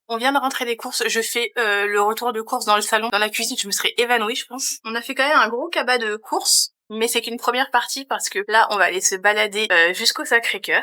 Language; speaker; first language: French; native; French